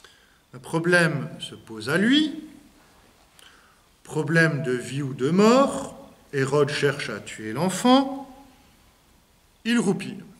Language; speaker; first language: French; native; French